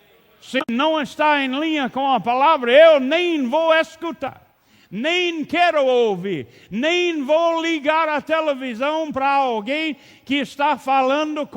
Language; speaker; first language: Portuguese; non-native, learner; English